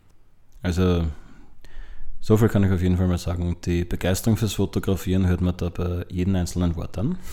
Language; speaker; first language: German; native; German